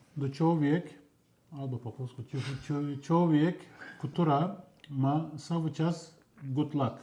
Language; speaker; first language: Polish; non-native, learner; Turkish